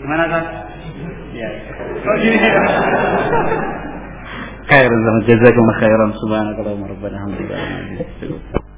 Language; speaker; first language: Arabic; non-native, fluent; Indonesian